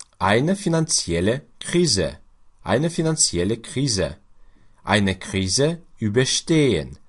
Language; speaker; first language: German; non-native, fluent; Russian